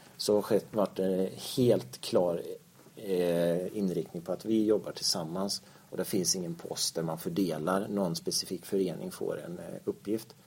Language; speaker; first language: Swedish; native; Swedish